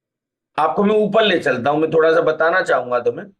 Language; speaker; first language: Hindi; native; Hindi